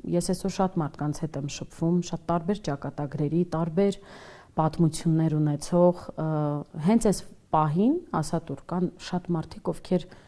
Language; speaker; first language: Armenian; native; Armenian